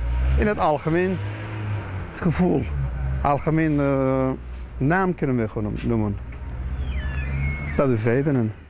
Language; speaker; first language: Dutch; non-native, fluent; Turkish